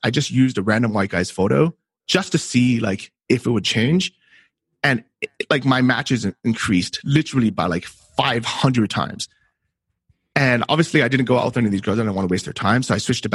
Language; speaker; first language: English; native; English